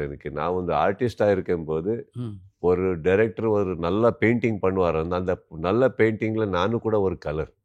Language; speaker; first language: Tamil; non-native, local second language; Kannada